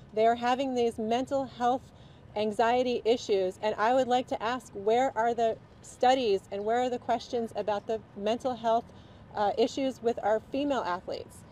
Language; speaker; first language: English; native; English